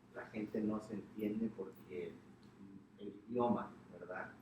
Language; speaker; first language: Spanish; early bilingual, heritage; Spanish